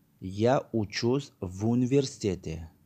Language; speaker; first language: Russian; non-native, learner; Tajik